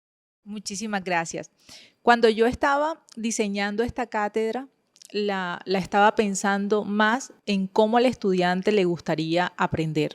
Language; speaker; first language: Spanish; native; Spanish